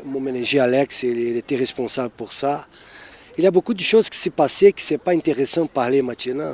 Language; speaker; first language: French; non-native, fluent; Portuguese